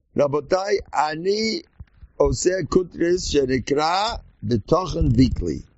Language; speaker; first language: Hebrew; non-native, learner; English